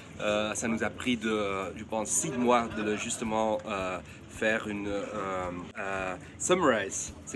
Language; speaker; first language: French; non-native, fluent; Dutch